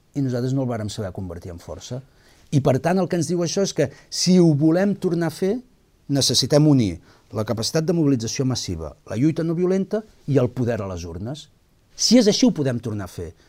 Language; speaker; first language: Catalan; non-native, local second language; Spanish